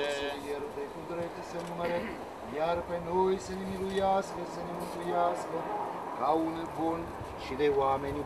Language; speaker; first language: Romanian; native; Romanian